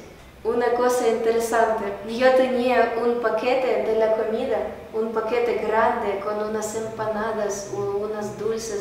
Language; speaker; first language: Spanish; non-native, learner; Ukrainian